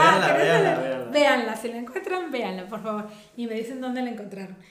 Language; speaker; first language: Spanish; native; Spanish